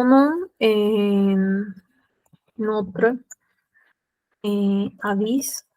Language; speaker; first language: French; non-native, fluent; Spanish